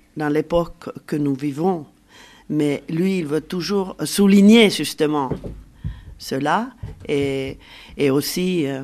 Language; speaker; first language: French; non-native, fluent; Finnish